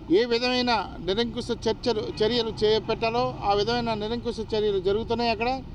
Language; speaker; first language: Telugu; native; Telugu